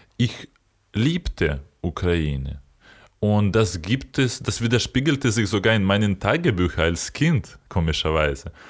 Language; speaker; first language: German; non-native, fluent; Ukrainian